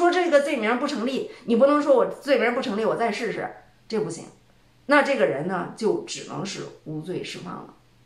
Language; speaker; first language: Chinese; native; Chinese